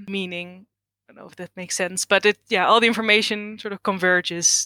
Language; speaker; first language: English; non-native, fluent; Dutch